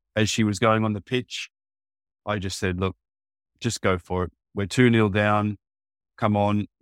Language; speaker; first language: English; native; English